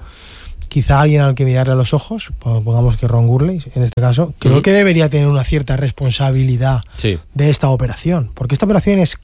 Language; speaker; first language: Spanish; native; Spanish